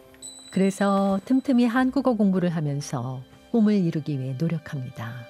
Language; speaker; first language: Korean; native; Korean